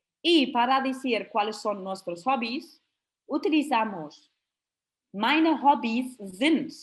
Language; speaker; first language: Spanish; non-native, fluent; German